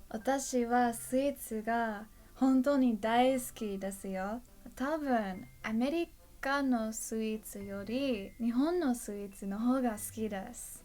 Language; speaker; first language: Japanese; non-native, learner; English